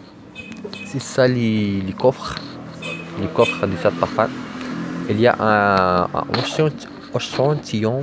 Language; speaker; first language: French; non-native, learner; Arabic